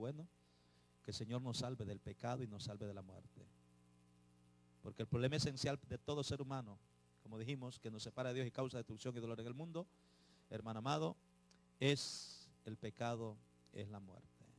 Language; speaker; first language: Spanish; native; Spanish